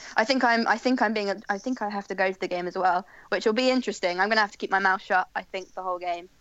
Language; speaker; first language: English; native; English